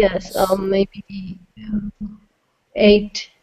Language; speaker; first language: English; non-native, fluent; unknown